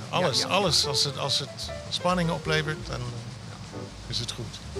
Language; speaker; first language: Dutch; non-native, fluent; English